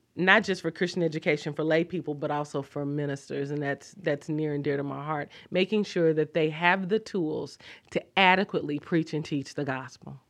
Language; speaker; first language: English; native; English